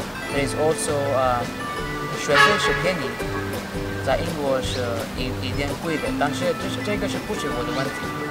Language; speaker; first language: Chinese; non-native, learner; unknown